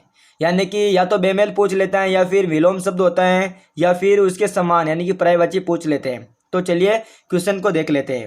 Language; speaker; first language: Hindi; native; Hindi